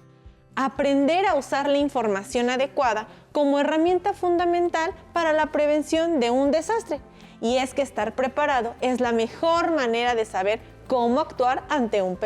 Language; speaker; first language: Spanish; native; Spanish